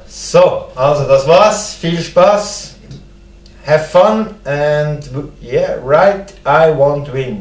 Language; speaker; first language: English; non-native, learner; German